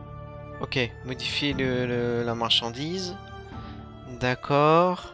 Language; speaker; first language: French; native; French